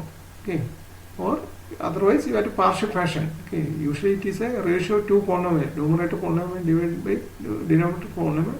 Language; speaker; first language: English; non-native, local second language; Malayalam